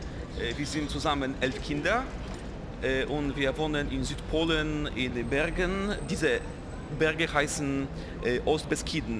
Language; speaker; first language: German; non-native, fluent; Polish